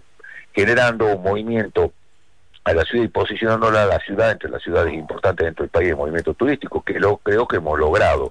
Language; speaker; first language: Spanish; native; Spanish